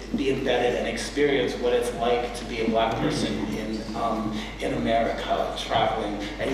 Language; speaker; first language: English; native; English